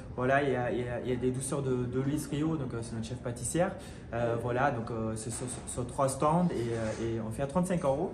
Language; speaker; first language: French; non-native, fluent; German